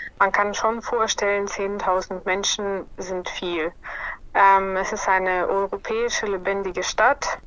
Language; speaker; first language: German; non-native, fluent; Russian